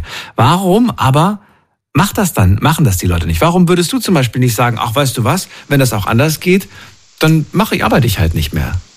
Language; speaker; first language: German; native; German